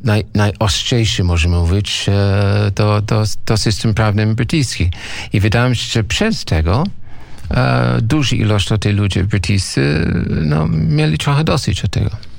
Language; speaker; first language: Polish; non-native, fluent; English